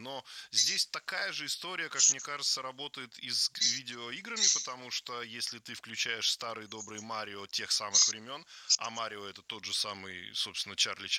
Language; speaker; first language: Russian; native; Russian